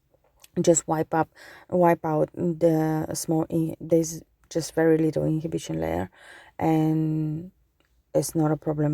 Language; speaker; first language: English; non-native, fluent; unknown